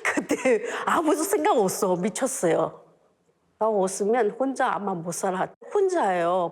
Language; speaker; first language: Korean; non-native, learner; Chinese